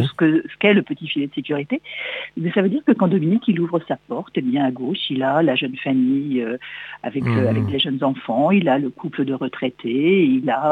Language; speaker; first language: French; native; French